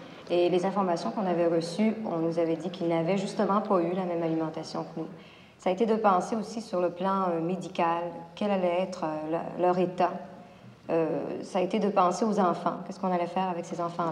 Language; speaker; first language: French; native; French